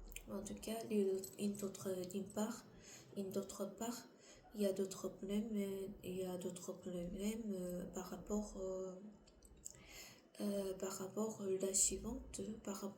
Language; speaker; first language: French; non-native, learner; Korean